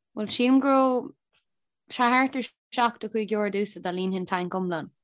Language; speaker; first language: Irish; native; Irish